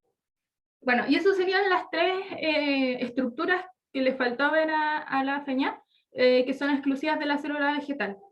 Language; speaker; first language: Spanish; native; Spanish